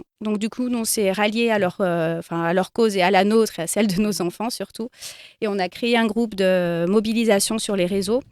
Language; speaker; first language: French; native; French